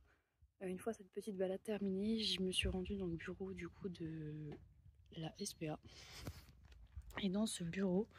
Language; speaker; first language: French; native; French